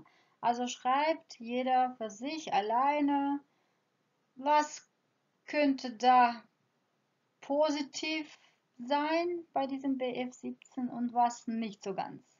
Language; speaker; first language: German; non-native, fluent; Croatian